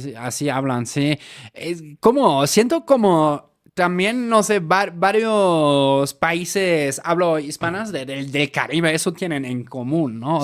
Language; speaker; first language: Spanish; native; Spanish